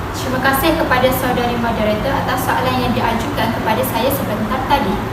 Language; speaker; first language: Malay; native; Malay